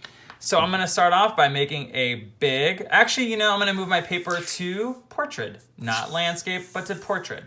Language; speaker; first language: English; native; English